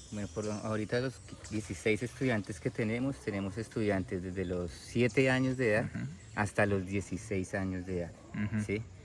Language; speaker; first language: Spanish; native; Spanish